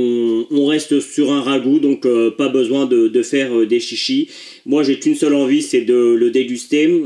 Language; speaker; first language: French; native; French